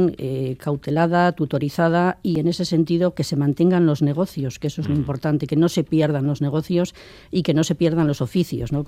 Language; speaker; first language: Spanish; native; Spanish